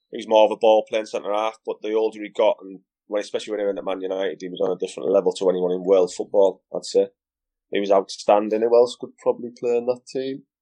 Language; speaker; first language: English; native; English